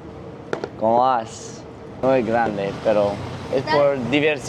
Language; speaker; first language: Spanish; non-native, learner; English